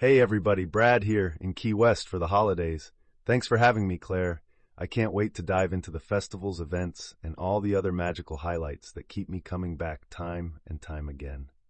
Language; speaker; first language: English; native; English